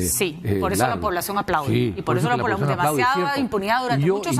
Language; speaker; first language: Spanish; native; Spanish